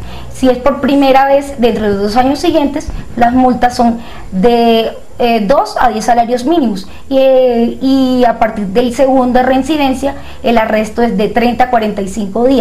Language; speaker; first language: Spanish; native; Spanish